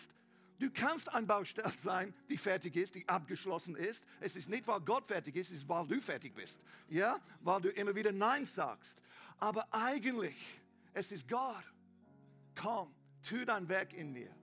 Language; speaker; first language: German; non-native, learner; English